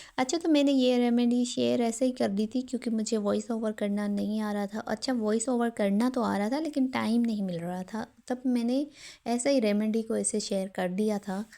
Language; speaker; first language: Urdu; non-native, local second language; Sindhi